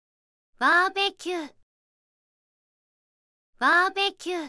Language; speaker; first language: Japanese; native; Japanese